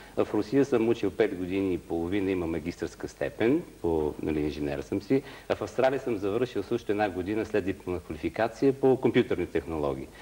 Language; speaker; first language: Bulgarian; native; Bulgarian